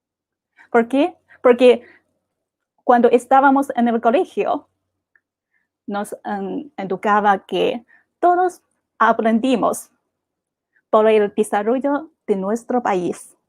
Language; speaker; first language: Spanish; non-native, fluent; Chinese